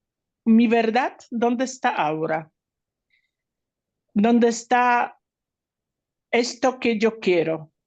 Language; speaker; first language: Spanish; non-native, fluent; Polish